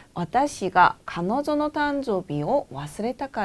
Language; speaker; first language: Japanese; non-native, fluent; Korean